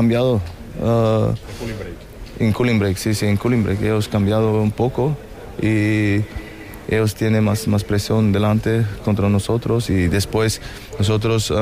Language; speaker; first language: Spanish; non-native, fluent; German